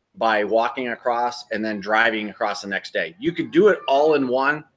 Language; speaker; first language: English; native; English